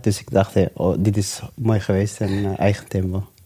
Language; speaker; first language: Dutch; non-native, local second language; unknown